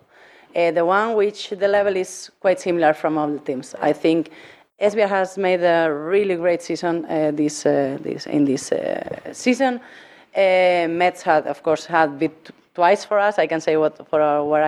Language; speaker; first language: English; non-native, fluent; Spanish